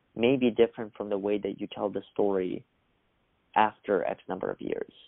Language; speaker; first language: English; early bilingual, other home language; Russian